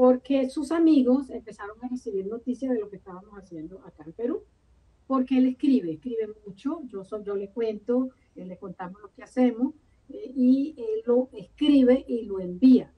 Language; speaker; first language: Spanish; native; Spanish